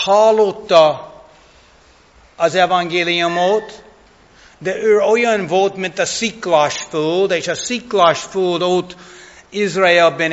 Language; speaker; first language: Hungarian; non-native, fluent; English